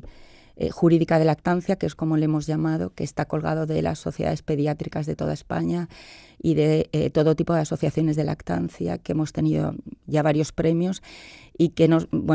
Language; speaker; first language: Spanish; native; Spanish